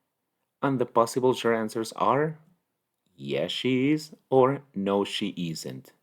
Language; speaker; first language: English; non-native, fluent; Spanish